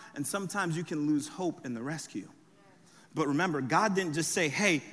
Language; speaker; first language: English; early bilingual, other home language; French